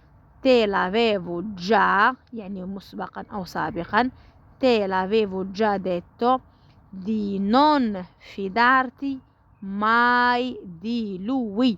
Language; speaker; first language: Italian; non-native, fluent; Arabic